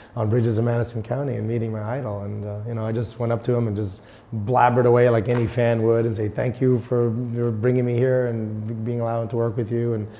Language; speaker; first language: English; native; English